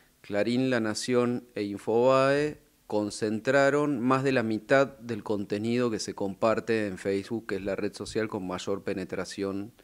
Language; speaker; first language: Spanish; native; Spanish